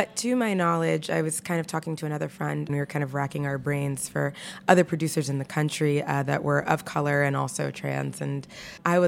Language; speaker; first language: English; native; English